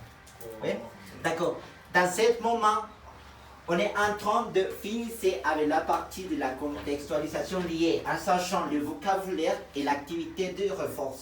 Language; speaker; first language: French; non-native, fluent; Spanish